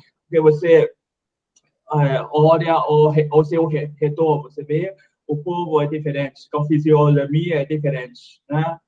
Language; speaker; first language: Portuguese; non-native, fluent; Chinese